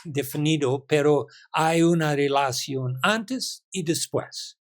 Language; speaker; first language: Spanish; non-native, learner; English